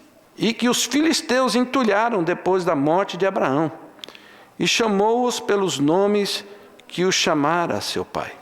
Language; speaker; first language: Portuguese; native; Portuguese